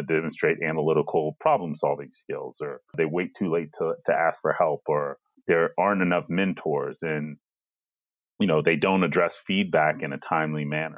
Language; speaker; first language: English; native; English